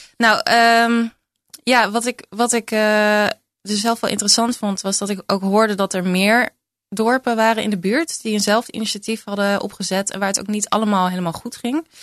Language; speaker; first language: Dutch; native; Dutch